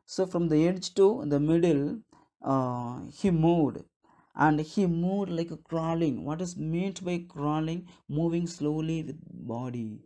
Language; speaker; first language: English; non-native, local second language; Tamil